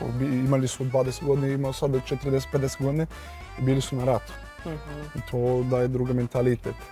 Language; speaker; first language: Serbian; non-native, learner; Portuguese